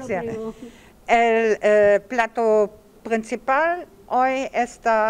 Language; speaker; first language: Spanish; non-native, learner; German